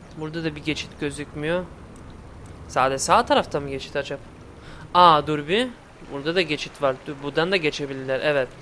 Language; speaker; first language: Turkish; early bilingual, heritage; Turkish